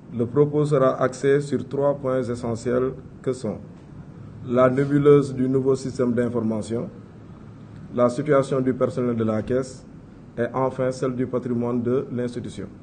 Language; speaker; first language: French; non-native, local second language; Wolof